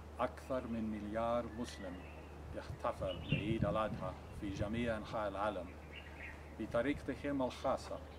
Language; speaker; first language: Arabic; non-native, fluent; English